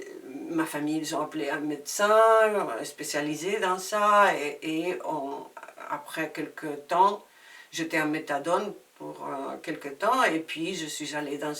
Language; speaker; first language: French; non-native, fluent; Spanish